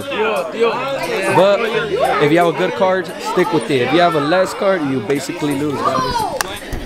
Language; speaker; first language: English; early bilingual, other home language; Spanish